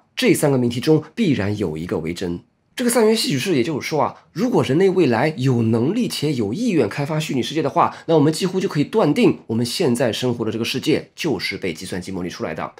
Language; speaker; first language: Chinese; native; Chinese